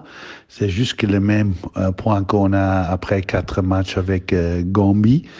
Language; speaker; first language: French; non-native, fluent; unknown